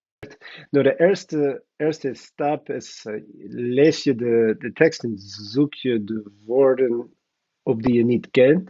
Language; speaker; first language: Dutch; non-native, learner; English